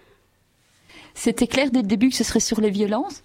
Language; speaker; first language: French; native; French